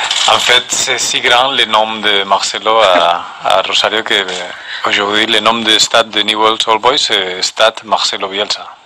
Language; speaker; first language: French; non-native, fluent; Spanish